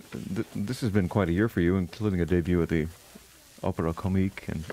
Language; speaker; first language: English; native; English